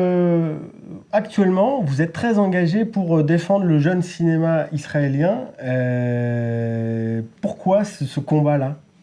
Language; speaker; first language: French; native; French